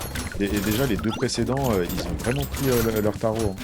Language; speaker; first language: French; native; French